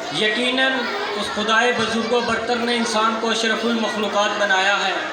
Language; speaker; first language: Urdu; non-native, local second language; Punjabi